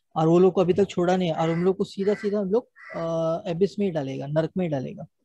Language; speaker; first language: Hindi; native; Hindi